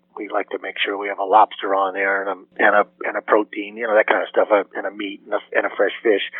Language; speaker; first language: English; native; English